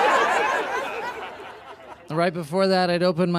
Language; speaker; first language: English; native; English